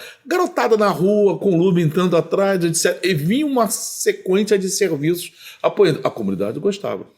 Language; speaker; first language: Portuguese; native; Portuguese